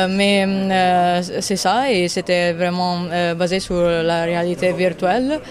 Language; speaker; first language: French; non-native, fluent; Italian